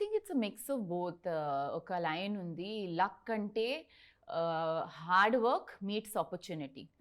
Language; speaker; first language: Telugu; non-native, learner; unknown